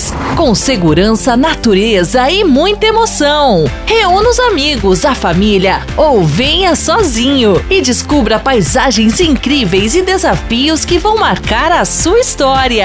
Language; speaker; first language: Portuguese; native; Portuguese